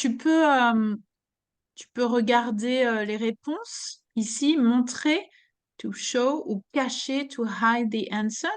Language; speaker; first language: French; native; French